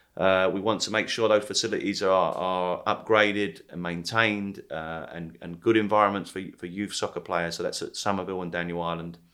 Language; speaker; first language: English; native; English